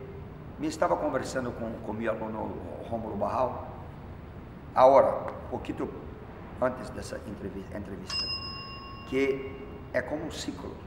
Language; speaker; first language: Spanish; non-native, fluent; Portuguese